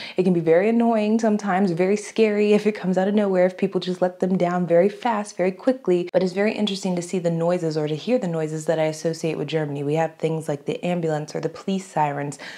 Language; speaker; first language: English; native; English